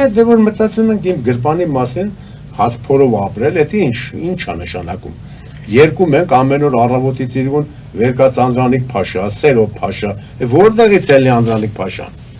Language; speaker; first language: Armenian; native; Armenian